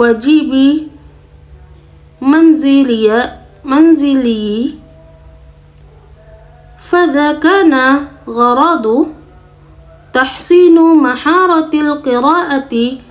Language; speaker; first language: Arabic; non-native, learner; Indonesian